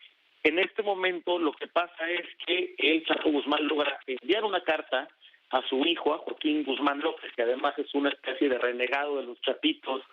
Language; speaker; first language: Spanish; native; Spanish